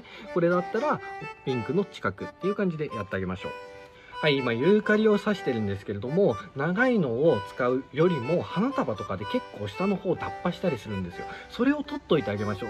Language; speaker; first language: Japanese; native; Japanese